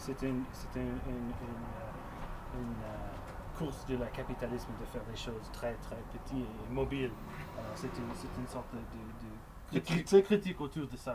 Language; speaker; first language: French; non-native, local second language; English